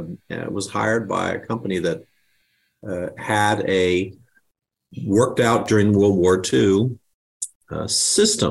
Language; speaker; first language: English; native; English